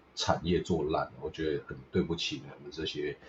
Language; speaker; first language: Chinese; native; Chinese